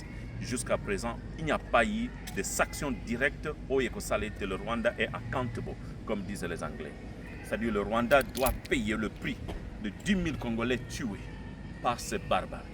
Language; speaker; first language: French; non-native, local second language; Lingala